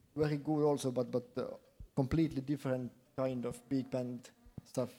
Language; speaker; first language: English; non-native, fluent; Estonian